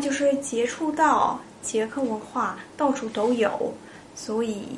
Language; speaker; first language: Chinese; non-native, fluent; Czech